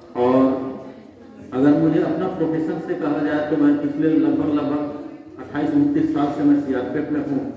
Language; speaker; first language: Hindi; native; Hindi